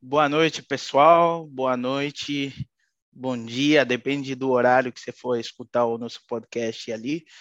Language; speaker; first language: Portuguese; non-native, fluent; Haitian Creole